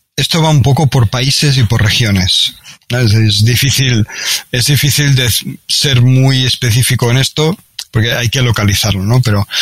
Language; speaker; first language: Spanish; native; Spanish